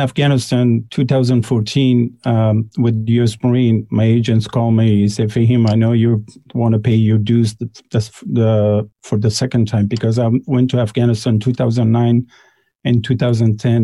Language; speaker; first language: English; non-native, fluent; Persian